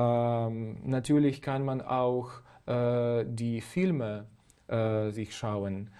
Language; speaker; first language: German; non-native, fluent; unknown